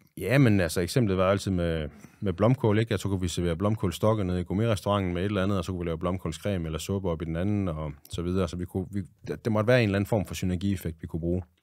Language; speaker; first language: Danish; native; Danish